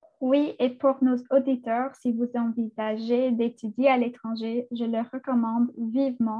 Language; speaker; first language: French; non-native, fluent; English